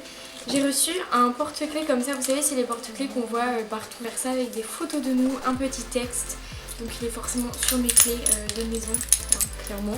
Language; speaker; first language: French; native; French